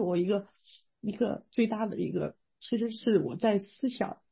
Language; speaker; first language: Chinese; native; Chinese